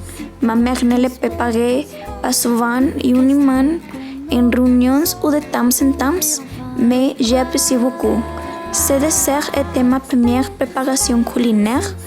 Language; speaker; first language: French; non-native, learner; Spanish